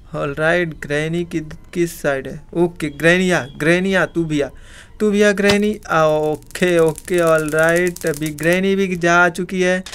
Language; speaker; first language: Hindi; native; Hindi